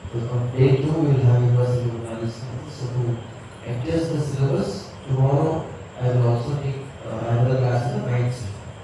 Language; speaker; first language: English; non-native, local second language; Telugu